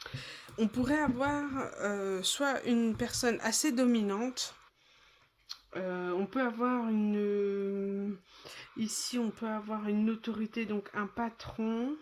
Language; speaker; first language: French; native; French